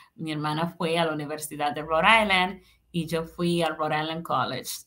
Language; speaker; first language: Spanish; native; Spanish